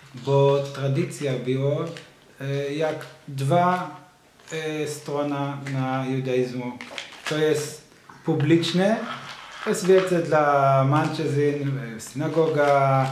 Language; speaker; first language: Polish; non-native, learner; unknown